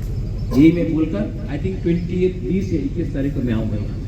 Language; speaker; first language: Hindi; non-native, local second language; Kok Borok